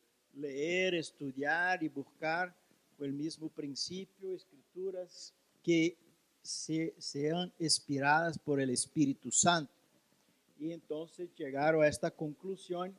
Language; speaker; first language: Spanish; non-native, learner; Portuguese